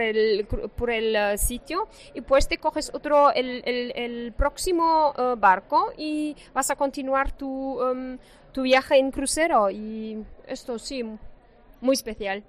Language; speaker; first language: Spanish; non-native, fluent; German